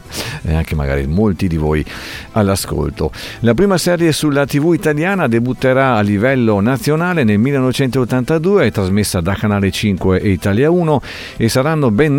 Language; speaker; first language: Italian; native; Italian